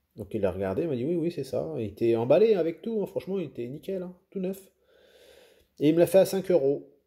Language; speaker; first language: French; native; French